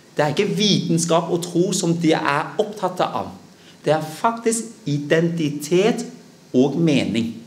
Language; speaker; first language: Norwegian; early bilingual, other home language; Vietnamese